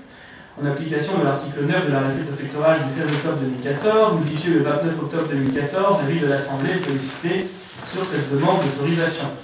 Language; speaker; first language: French; native; French